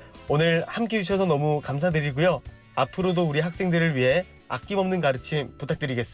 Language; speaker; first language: Korean; native; Korean